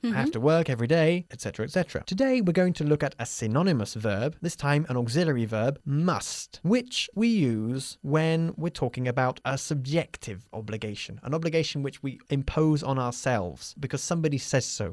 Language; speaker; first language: English; native; English